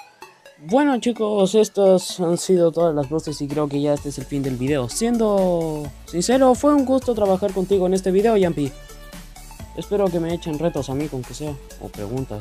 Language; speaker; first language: Spanish; native; Spanish